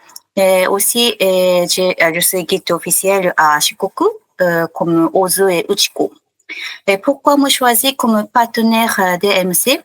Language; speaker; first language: French; non-native, fluent; Japanese